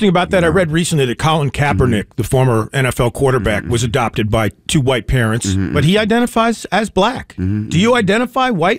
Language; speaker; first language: English; native; English